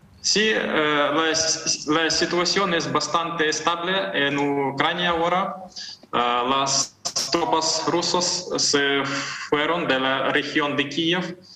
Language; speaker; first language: Spanish; non-native, fluent; Ukrainian